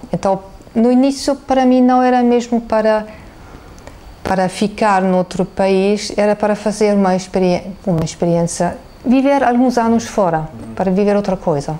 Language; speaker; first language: Portuguese; non-native, fluent; German